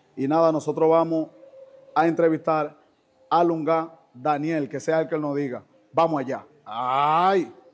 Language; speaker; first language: Spanish; native; Spanish